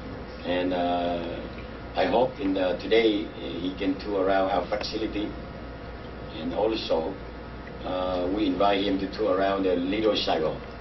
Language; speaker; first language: English; non-native, learner; Vietnamese